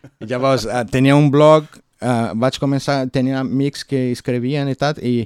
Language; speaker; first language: Catalan; non-native, learner; Portuguese